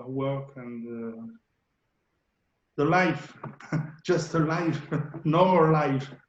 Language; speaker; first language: English; non-native, learner; French